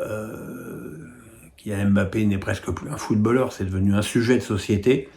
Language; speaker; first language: French; native; French